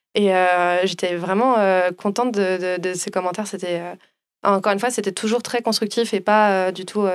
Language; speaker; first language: French; native; French